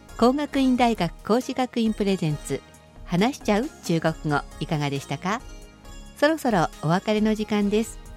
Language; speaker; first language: Japanese; native; Japanese